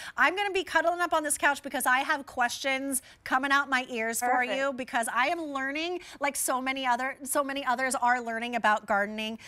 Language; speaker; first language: English; native; English